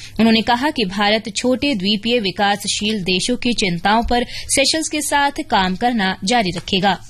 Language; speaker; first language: Hindi; native; Hindi